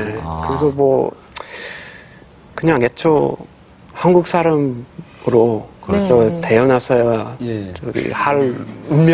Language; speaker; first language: Korean; non-native, fluent; English